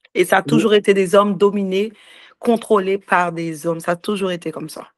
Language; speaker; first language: French; native; French